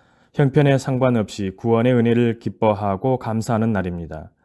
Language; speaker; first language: Korean; native; Korean